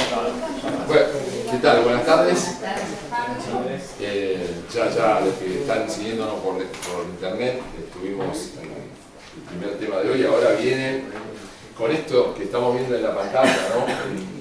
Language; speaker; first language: Spanish; native; Spanish